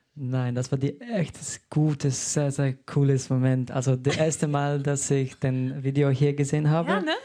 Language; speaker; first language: German; non-native, learner; Slovenian